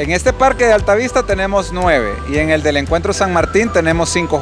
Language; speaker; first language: Spanish; native; Spanish